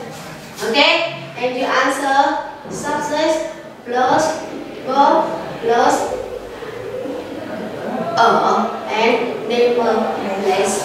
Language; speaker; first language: English; non-native, learner; Vietnamese